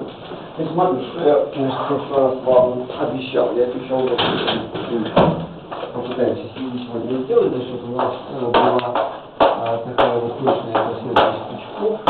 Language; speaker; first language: Russian; native; Russian